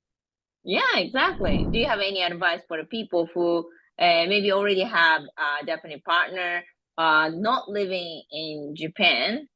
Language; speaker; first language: English; non-native, fluent; Japanese